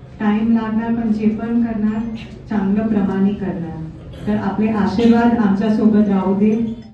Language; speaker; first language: Marathi; non-native, learner; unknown